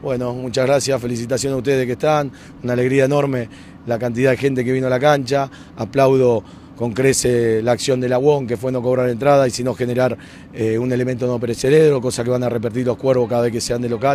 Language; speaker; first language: Spanish; native; Spanish